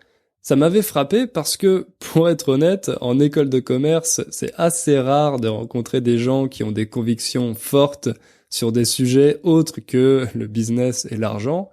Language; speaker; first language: French; native; French